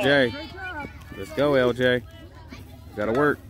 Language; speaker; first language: English; native; English